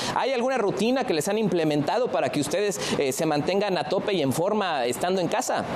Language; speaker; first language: Spanish; native; Spanish